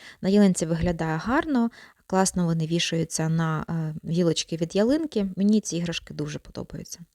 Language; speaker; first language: Ukrainian; non-native, local second language; Russian